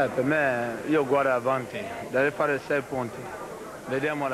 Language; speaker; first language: Italian; non-native, learner; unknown